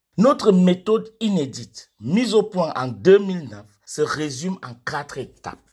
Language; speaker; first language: French; non-native, local second language; English